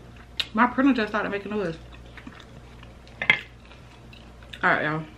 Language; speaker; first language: English; native; English